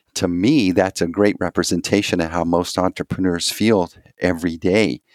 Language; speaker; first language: English; native; English